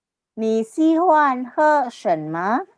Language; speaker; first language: Chinese; non-native, fluent; Indonesian